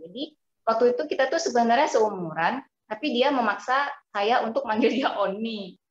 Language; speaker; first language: Indonesian; native; Indonesian